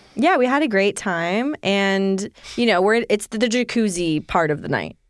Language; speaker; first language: English; native; English